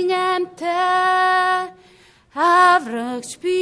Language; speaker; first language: English; non-native, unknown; Mongolian